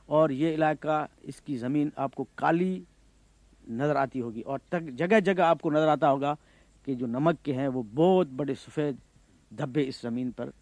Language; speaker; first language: Urdu; non-native, local second language; Sindhi